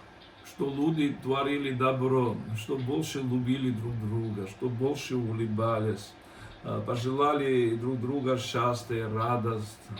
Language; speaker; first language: Russian; non-native, fluent; Georgian